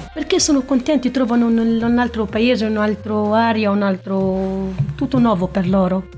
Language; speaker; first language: Italian; non-native, fluent; Arabic